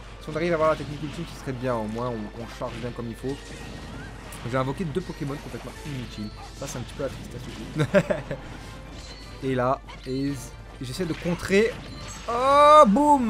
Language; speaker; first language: French; native; French